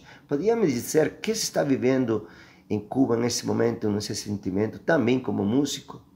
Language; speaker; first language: Portuguese; non-native, fluent; Spanish